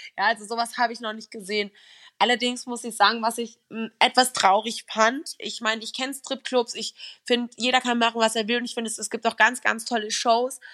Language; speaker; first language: German; native; German